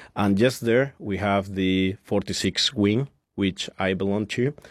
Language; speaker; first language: English; non-native, fluent; Spanish